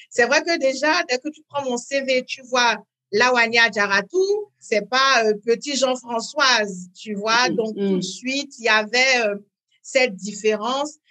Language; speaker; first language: French; native; French